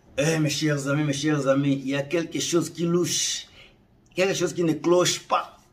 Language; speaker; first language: French; non-native, local second language; Lingala